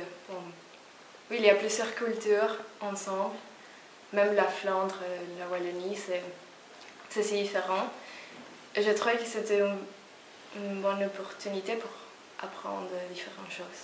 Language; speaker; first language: French; non-native, fluent; Spanish